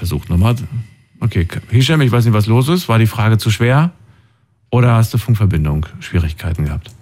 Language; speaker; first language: German; native; German